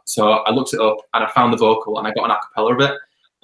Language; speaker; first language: English; native; English